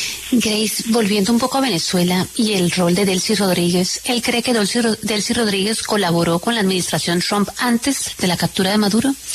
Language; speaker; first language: Spanish; native; Spanish